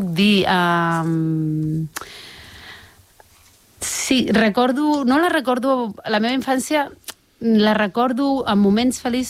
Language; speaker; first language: Catalan; native; Catalan